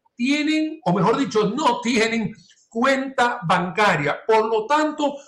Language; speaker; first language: Spanish; native; Spanish